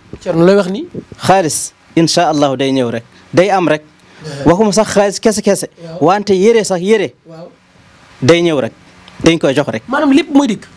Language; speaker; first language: Wolof; non-native, local second language; Fula